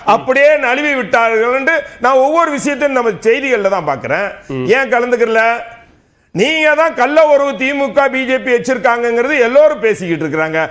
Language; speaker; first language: Tamil; native; Tamil